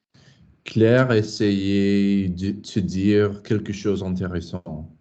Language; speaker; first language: French; non-native, learner; English